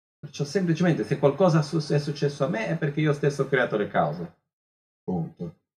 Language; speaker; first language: Italian; non-native, fluent; Portuguese